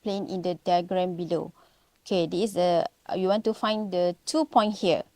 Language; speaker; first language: English; non-native, local second language; Malay